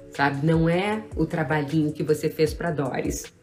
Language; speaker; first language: Portuguese; native; Portuguese